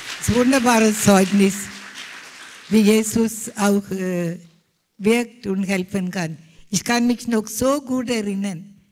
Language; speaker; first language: German; non-native, fluent; Malayalam